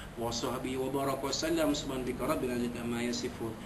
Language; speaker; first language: Arabic; non-native, learner; Malay